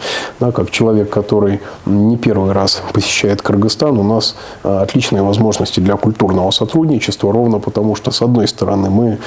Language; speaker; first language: Russian; native; Russian